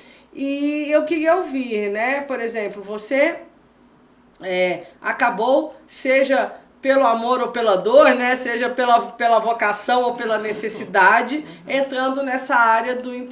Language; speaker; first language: Portuguese; native; Portuguese